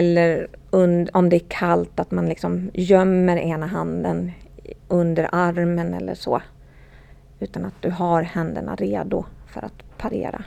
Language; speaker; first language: Swedish; native; Swedish